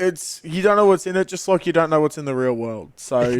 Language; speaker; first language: English; native; English